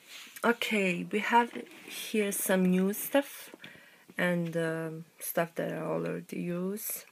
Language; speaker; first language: English; non-native, learner; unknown